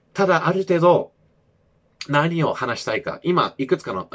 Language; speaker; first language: Japanese; non-native, fluent; English